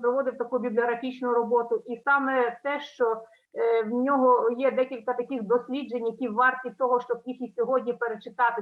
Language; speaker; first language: Ukrainian; native; Ukrainian